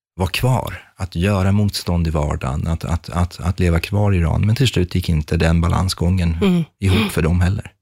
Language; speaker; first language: Swedish; early bilingual, other home language; Persian